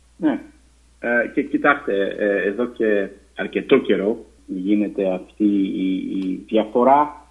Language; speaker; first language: Greek; early bilingual, heritage; Greek